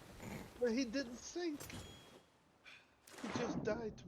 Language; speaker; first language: English; non-native, fluent; Dutch